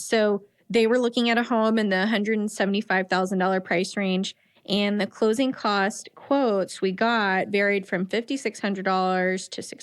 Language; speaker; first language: English; native; English